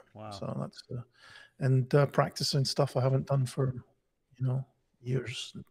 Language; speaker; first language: English; native; English